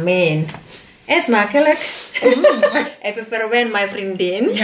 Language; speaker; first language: Dutch; non-native, learner; Indonesian